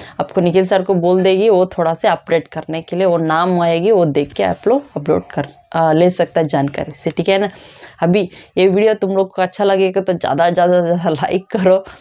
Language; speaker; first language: Hindi; non-native, local second language; Kannada